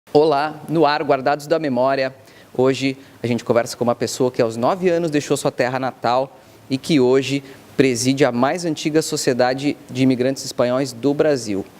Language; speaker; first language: Portuguese; native; Portuguese